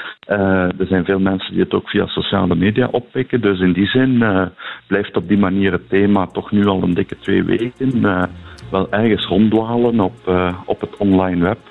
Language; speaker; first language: Dutch; native; Dutch